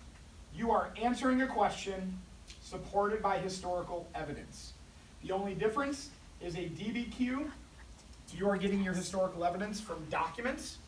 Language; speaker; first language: English; native; English